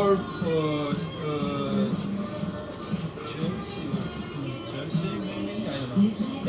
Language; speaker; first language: English; non-native, learner; Romanian